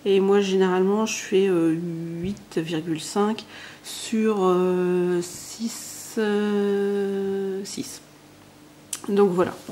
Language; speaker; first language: French; native; French